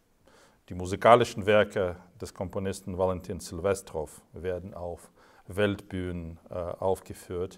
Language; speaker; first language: German; non-native, fluent; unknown